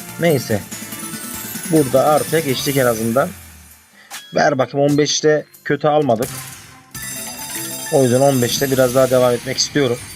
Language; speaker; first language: Turkish; native; Turkish